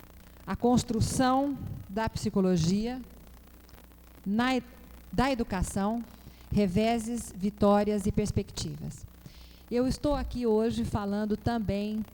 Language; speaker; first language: Portuguese; native; Portuguese